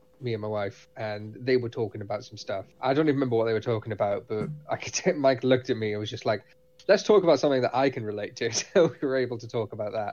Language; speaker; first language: English; native; English